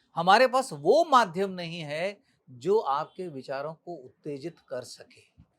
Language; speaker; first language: Hindi; native; Hindi